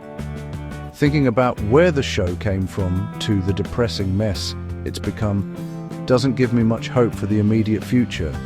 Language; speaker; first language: English; native; English